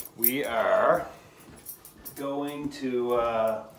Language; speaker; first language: English; native; English